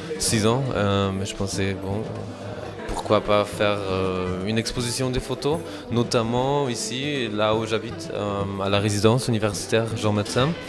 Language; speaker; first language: French; non-native, fluent; German